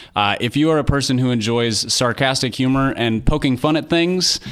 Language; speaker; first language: English; native; English